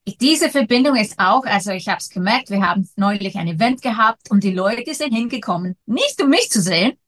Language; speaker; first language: German; non-native, fluent; Icelandic